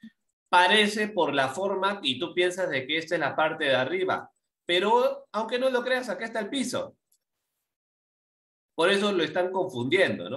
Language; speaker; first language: Spanish; native; Spanish